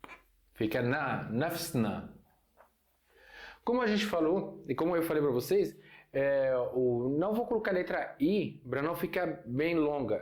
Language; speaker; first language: Portuguese; non-native, fluent; Arabic